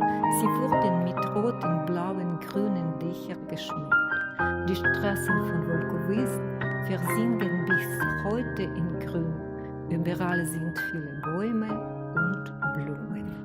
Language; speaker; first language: German; non-native, learner; Russian